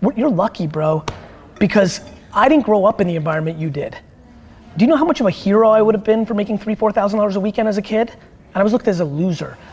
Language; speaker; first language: English; early bilingual, other home language; Russian